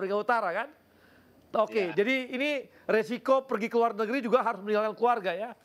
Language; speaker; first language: Indonesian; native; Indonesian